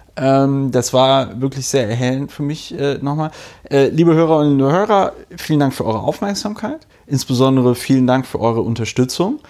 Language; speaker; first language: German; native; German